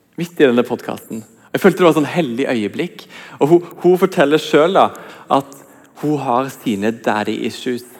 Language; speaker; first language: Norwegian; native; Norwegian